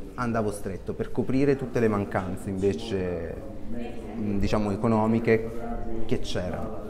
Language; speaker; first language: Italian; native; Italian